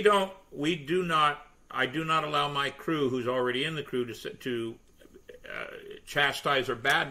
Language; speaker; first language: English; native; English